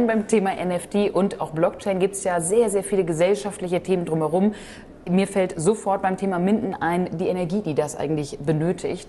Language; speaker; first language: German; native; German